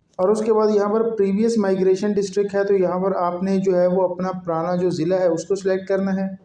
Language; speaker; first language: Urdu; non-native, local second language; Punjabi